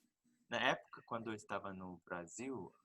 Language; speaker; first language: Portuguese; non-native, fluent; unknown